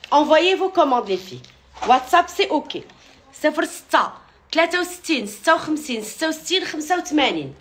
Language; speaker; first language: French; non-native, local second language; Arabic